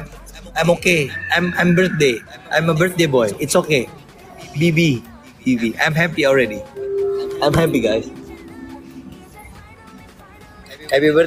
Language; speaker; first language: English; non-native, learner; Indonesian